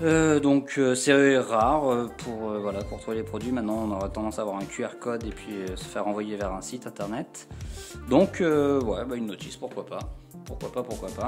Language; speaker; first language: French; native; French